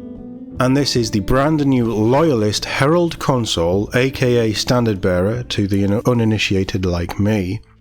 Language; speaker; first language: English; native; English